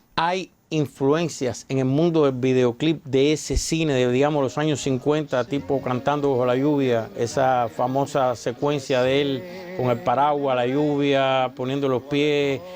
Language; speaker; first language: Spanish; native; Spanish